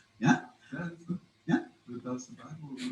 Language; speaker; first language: Dutch; non-native, learner; English